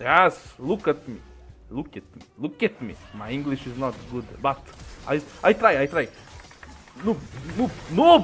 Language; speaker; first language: English; non-native, learner; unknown